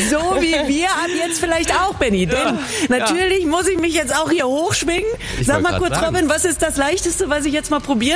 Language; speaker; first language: German; native; German